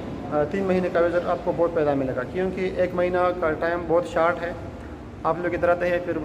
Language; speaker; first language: Hindi; non-native, local second language; Pashto